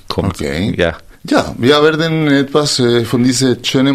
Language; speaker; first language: German; non-native, fluent; Spanish